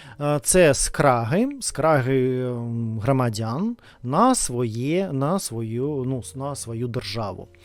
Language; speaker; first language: Ukrainian; non-native, learner; Russian